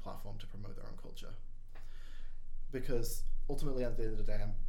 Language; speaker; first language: English; native; English